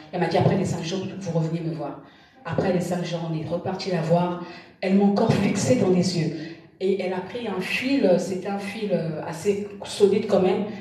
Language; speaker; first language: French; non-native, local second language; Lingala